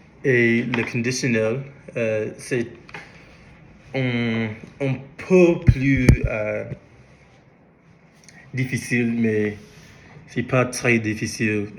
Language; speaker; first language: French; non-native, learner; English